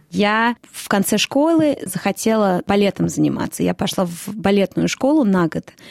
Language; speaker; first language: Russian; early bilingual, heritage; Russian